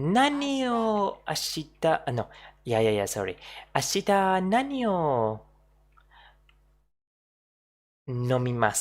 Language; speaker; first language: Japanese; non-native, learner; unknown